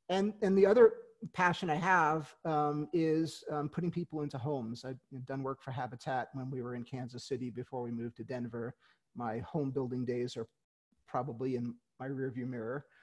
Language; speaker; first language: English; native; English